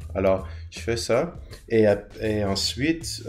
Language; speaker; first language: French; non-native, learner; English